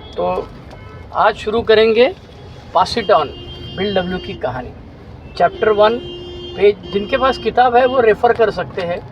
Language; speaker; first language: Hindi; non-native, local second language; Marathi